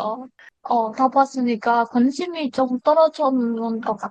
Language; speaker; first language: Korean; non-native, learner; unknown